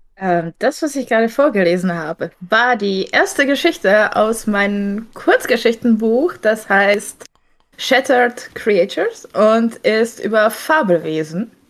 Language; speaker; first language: German; non-native, fluent; Czech